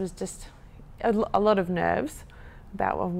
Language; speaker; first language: English; native; English